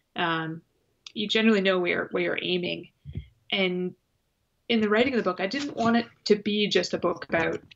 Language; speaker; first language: English; native; English